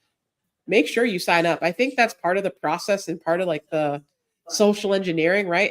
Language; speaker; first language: English; native; English